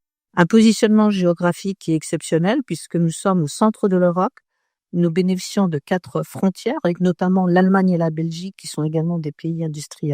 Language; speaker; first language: French; native; French